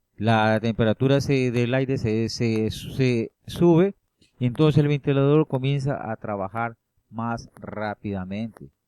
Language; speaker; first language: Spanish; native; Spanish